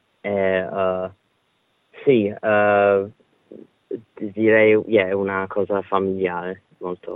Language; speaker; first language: Italian; early bilingual, heritage; Italian